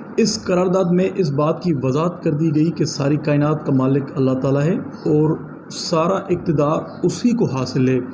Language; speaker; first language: Urdu; non-native, local second language; Sindhi